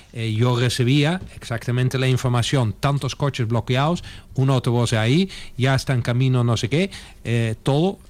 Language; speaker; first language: Spanish; non-native, fluent; Dutch